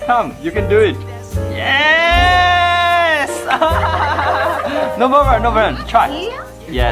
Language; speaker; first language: English; non-native, learner; Chinese